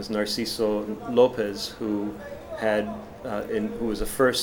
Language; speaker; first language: English; early bilingual, other home language; Spanish